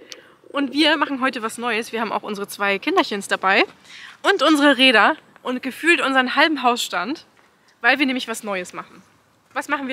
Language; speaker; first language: German; native; German